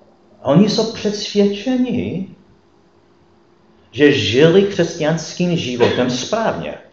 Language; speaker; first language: Czech; non-native, fluent; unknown